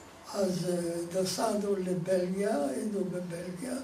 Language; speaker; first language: Hebrew; non-native, fluent; Polish